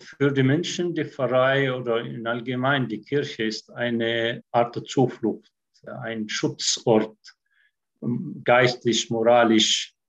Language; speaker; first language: German; non-native, fluent; Arabic